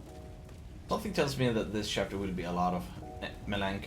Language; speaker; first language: English; non-native, fluent; Chinese